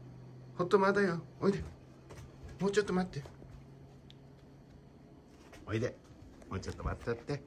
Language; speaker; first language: Japanese; native; Japanese